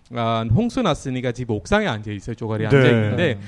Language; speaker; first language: Korean; non-native, fluent; Bangla